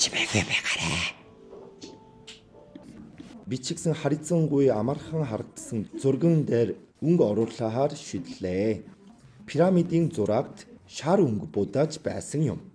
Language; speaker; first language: Mongolian; non-native, fluent; Korean